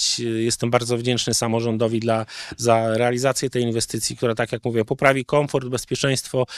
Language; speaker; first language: Polish; native; Polish